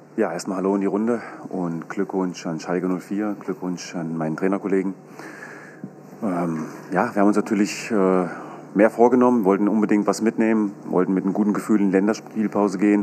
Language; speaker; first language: German; native; German